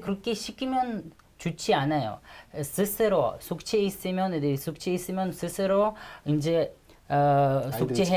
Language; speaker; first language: Korean; non-native, fluent; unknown